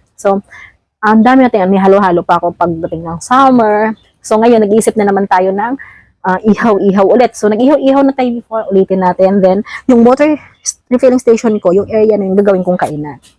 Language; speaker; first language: Filipino; non-native, local second language; Cebuano